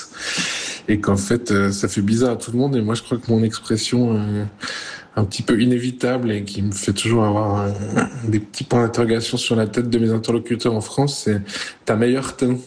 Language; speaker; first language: French; native; French